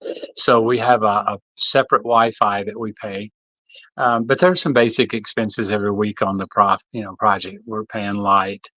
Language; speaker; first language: English; native; English